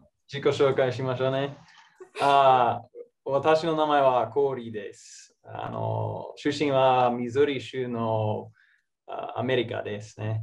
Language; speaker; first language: Japanese; non-native, learner; English